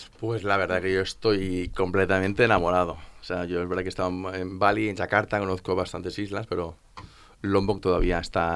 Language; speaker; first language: Spanish; native; Spanish